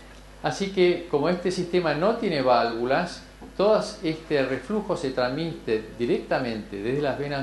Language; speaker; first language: Spanish; native; Spanish